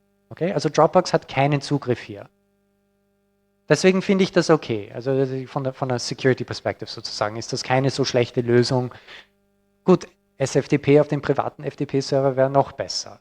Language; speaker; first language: German; non-native, fluent; English